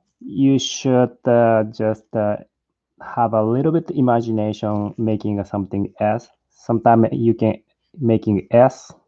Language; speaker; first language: English; non-native, learner; Japanese